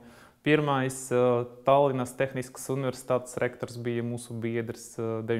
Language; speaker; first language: Latvian; non-native, local second language; Russian